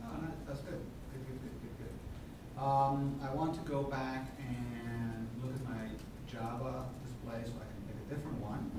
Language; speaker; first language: English; non-native, fluent; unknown